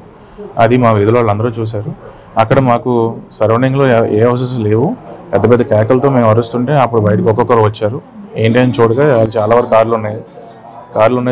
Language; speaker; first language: Telugu; native; Telugu